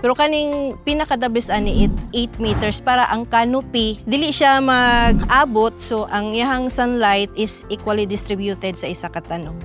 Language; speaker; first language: Cebuano; native; Cebuano